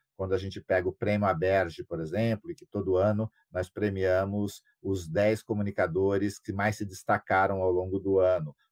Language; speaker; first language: Portuguese; native; Portuguese